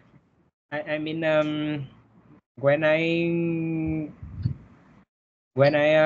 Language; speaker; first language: English; non-native, learner; Vietnamese